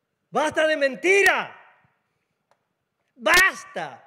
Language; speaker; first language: Italian; non-native, learner; Spanish